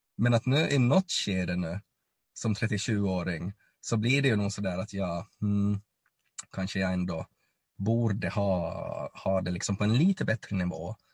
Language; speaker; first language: Swedish; native; Swedish